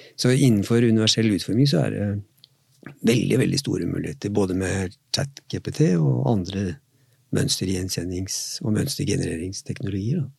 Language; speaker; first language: Norwegian; native; Norwegian